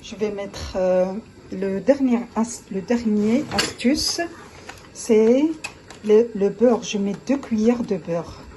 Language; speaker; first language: French; non-native, local second language; Arabic